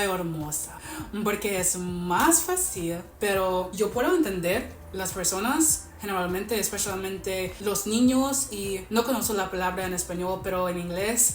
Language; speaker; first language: Spanish; non-native, learner; English